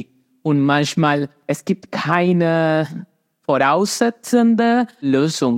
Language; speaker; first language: German; non-native, fluent; Spanish